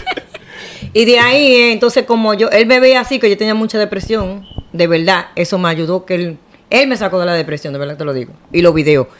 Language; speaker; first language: Spanish; native; Spanish